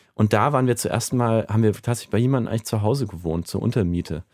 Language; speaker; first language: German; native; German